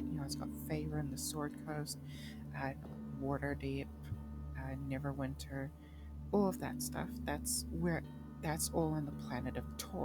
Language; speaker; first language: English; native; English